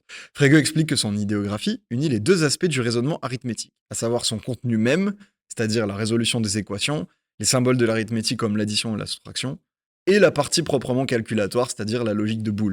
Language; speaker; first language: French; native; French